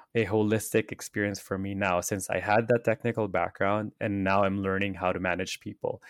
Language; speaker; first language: English; non-native, local second language; Filipino